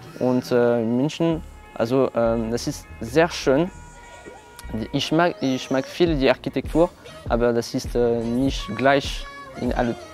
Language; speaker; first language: German; non-native, learner; French